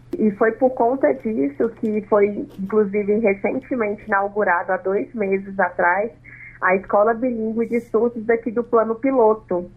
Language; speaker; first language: Portuguese; non-native, local second language; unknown